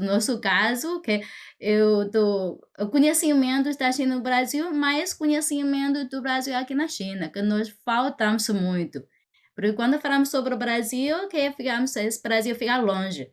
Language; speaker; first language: Portuguese; non-native, fluent; Chinese